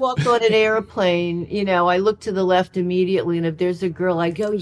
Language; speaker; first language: English; native; English